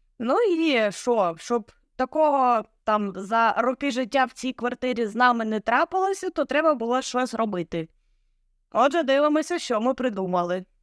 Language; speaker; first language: Ukrainian; non-native, local second language; Russian